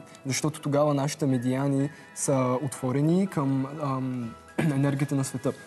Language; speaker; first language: Bulgarian; early bilingual, other home language; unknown